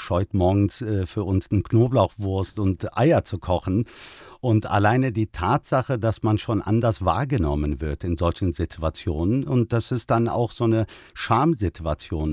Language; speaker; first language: German; early bilingual, other home language; Turkish